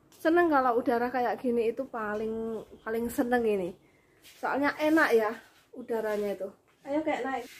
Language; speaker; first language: Indonesian; non-native, local second language; Javanese